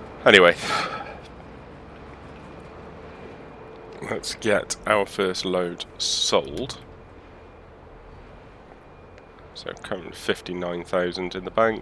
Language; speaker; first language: English; native; English